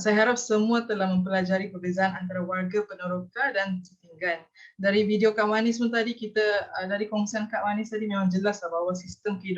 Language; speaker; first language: Malay; native; Malay